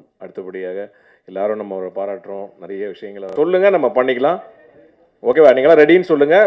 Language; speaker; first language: Tamil; native; Tamil